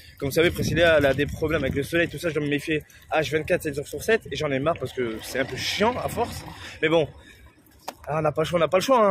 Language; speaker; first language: French; native; French